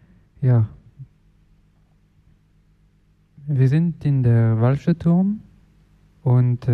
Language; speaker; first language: German; non-native, learner; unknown